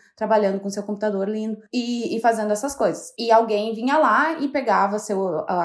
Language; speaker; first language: Portuguese; native; Portuguese